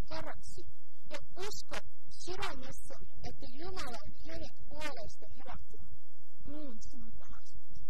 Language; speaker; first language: Finnish; early bilingual, heritage; Finnish